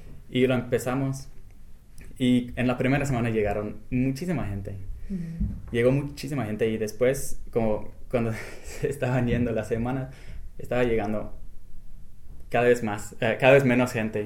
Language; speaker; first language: Spanish; non-native, fluent; English